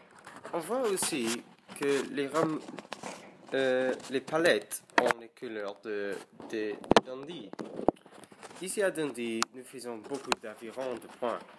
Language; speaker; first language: French; non-native, learner; English